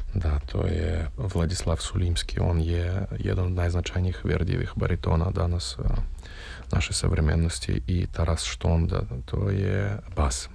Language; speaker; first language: Serbian; non-native, fluent; Russian